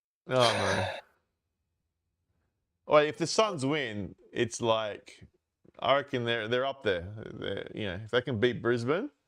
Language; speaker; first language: English; native; English